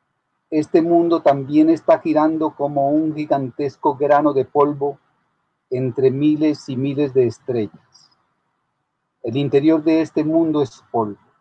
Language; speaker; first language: Spanish; native; Spanish